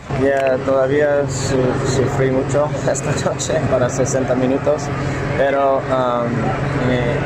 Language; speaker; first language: Spanish; non-native, learner; English